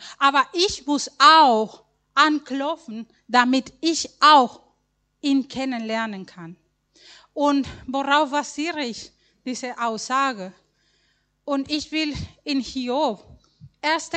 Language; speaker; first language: German; non-native, learner; Spanish